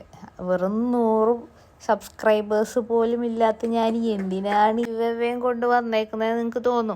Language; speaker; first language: Malayalam; native; Malayalam